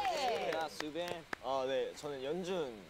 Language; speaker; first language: Korean; native; Korean